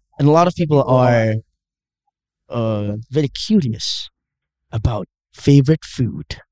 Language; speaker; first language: English; non-native, fluent; Indonesian